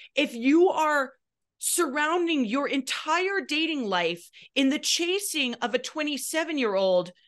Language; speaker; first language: English; native; English